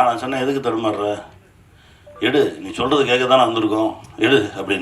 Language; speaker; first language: Tamil; native; Tamil